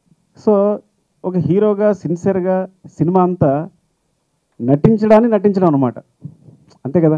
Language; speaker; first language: Telugu; native; Telugu